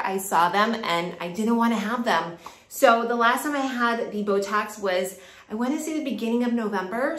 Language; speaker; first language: English; native; English